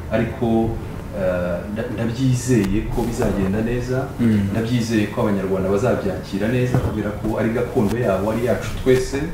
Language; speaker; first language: Kinyarwanda; early bilingual, heritage; Kinyarwanda